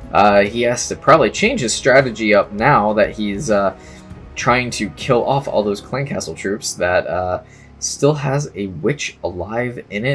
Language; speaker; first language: English; native; English